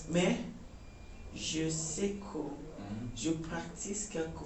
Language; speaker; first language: French; non-native, learner; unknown